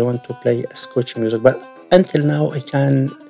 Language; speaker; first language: English; non-native, learner; Arabic